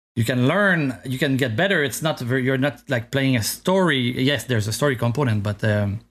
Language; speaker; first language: English; non-native, fluent; French